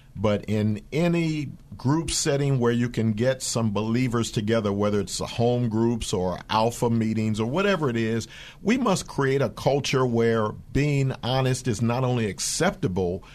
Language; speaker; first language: English; native; English